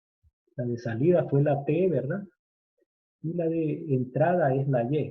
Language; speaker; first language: Spanish; native; Spanish